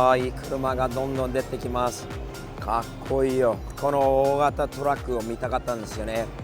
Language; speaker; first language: Japanese; non-native, fluent; English